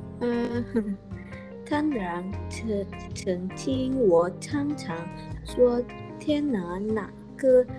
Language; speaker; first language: Chinese; non-native, learner; Indonesian